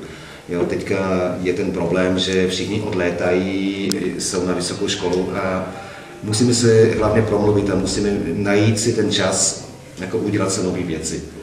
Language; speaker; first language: Czech; non-native, fluent; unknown